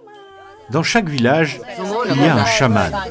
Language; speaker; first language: French; native; French